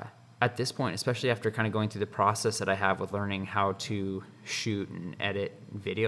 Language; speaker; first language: English; native; English